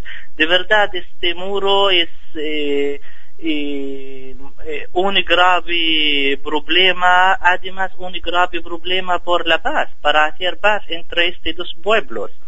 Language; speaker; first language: Spanish; non-native, fluent; Arabic